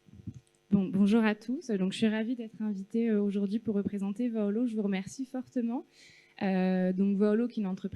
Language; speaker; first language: French; native; French